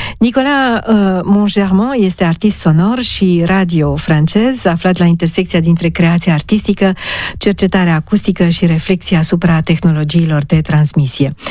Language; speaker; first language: Romanian; native; Romanian